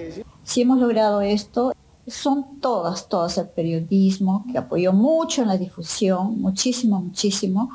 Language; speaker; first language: Spanish; native; Spanish